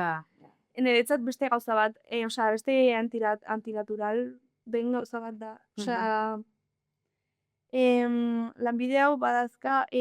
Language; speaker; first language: Basque; non-native, local second language; Spanish